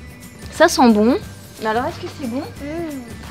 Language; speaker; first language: French; native; French